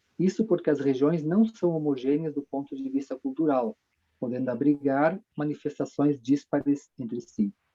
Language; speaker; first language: Portuguese; native; Portuguese